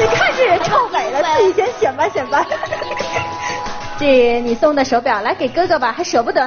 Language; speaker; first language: Chinese; native; Chinese